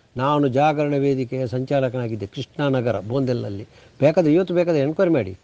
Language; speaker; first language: Kannada; non-native, local second language; Tulu